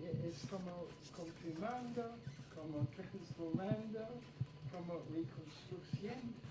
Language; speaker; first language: Spanish; non-native, fluent; English